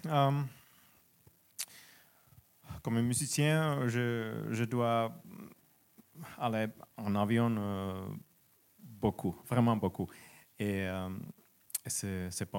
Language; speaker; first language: French; non-native, learner; Finnish